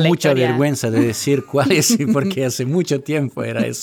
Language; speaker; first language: Spanish; non-native, fluent; Serbian